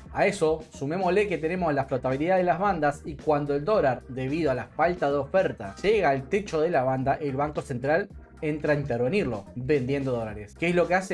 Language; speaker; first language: Spanish; native; Spanish